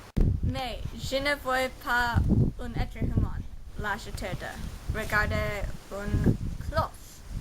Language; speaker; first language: French; non-native, learner; English